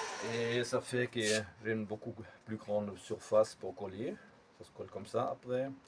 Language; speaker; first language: French; non-native, fluent; German